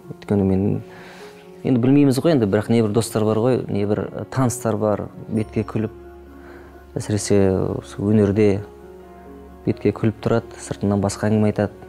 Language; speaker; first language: Kazakh; native; Kazakh